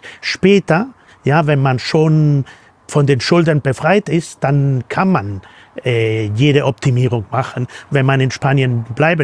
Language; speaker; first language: German; non-native, fluent; Spanish